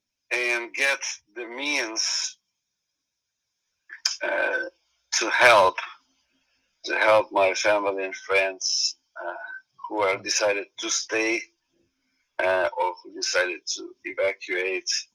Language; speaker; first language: English; non-native, fluent; Ukrainian